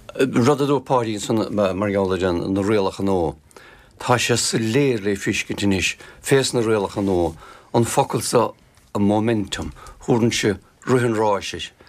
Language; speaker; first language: Irish; native; Irish